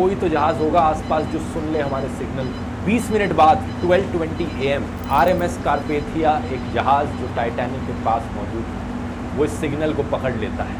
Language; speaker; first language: Hindi; native; Hindi